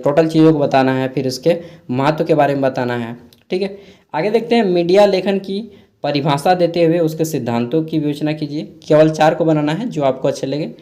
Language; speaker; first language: Hindi; non-native, local second language; Magahi